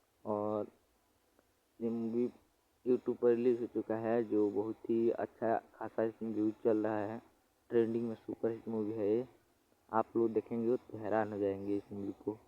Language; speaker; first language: Hindi; non-native, local second language; Bhojpuri